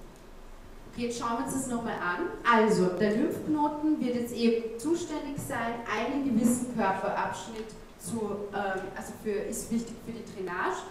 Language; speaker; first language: German; native; German